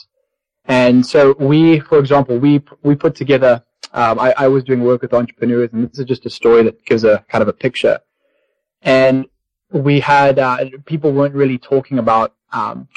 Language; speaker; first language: English; native; English